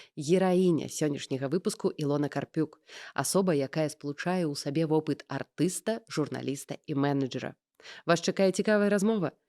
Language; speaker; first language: Belarusian; non-native, local second language; Russian